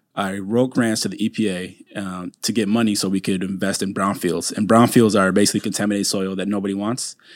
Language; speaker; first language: English; native; English